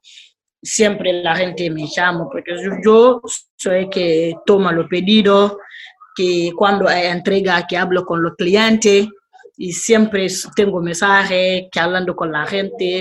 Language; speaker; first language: Spanish; non-native, learner; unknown